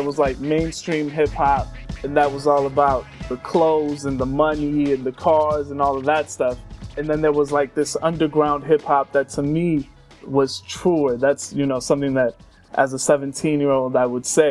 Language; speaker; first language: English; early bilingual, other home language; Spanish